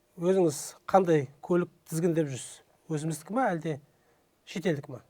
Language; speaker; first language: Kazakh; native; Kazakh